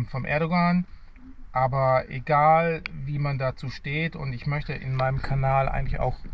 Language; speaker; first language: German; non-native, fluent; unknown